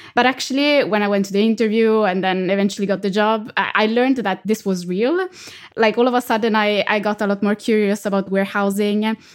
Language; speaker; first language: English; non-native, fluent; Italian